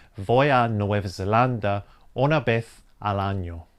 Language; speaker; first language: Spanish; non-native, fluent; English